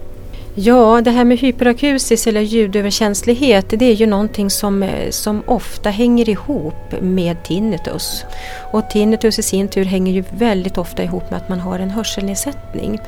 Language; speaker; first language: Swedish; native; Swedish